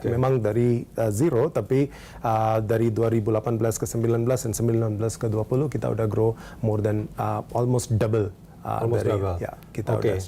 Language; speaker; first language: Indonesian; non-native, learner; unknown